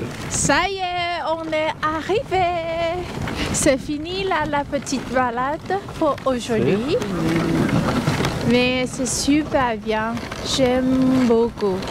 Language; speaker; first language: French; non-native, learner; Thai